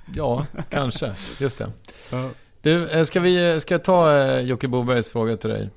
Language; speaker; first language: Swedish; native; Swedish